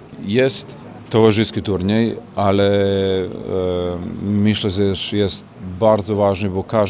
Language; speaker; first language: Polish; non-native, learner; Serbian